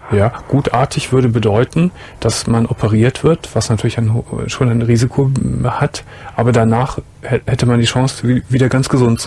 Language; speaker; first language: German; native; German